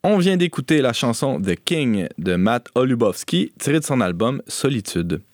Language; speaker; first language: French; native; French